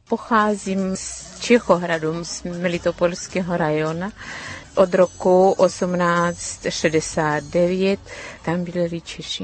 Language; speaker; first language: Czech; early bilingual, heritage; Ukrainian